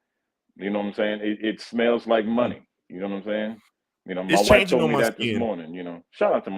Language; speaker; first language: English; native; English